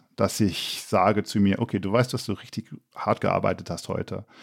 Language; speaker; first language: German; non-native, fluent; English